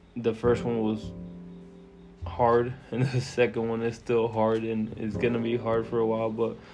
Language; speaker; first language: English; early bilingual, other home language; Spanish